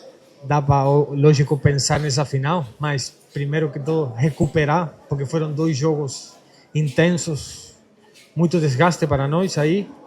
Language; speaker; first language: Portuguese; non-native, fluent; Spanish